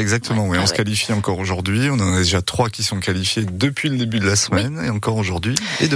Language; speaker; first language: French; native; French